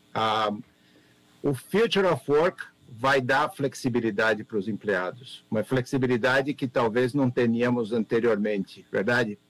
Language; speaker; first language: Spanish; non-native, learner; Portuguese